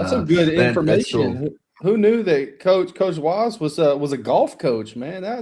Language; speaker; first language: English; native; English